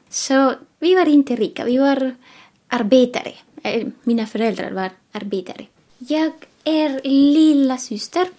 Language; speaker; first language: Swedish; non-native, fluent; Spanish